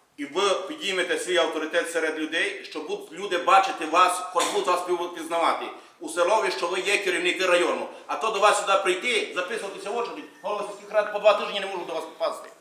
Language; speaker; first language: Ukrainian; native; Ukrainian